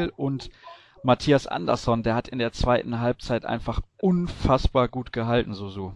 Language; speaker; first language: German; native; German